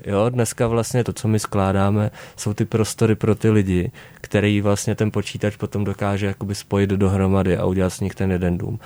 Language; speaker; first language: Czech; native; Czech